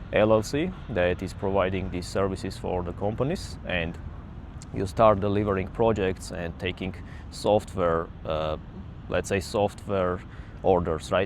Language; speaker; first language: English; non-native, fluent; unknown